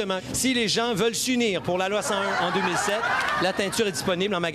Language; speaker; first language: French; native; French